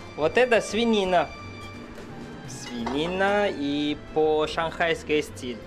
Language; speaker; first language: Russian; non-native, fluent; Chinese